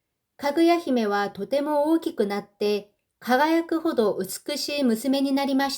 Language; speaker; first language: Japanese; non-native, fluent; Korean